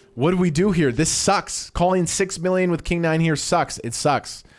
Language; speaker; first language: English; native; English